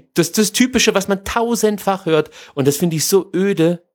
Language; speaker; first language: German; native; German